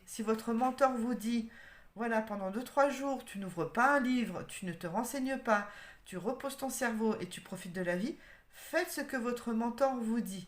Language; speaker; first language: French; native; French